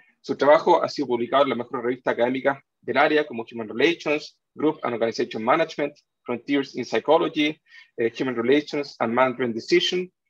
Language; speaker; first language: Spanish; native; Spanish